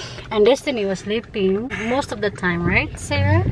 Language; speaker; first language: English; non-native, local second language; Filipino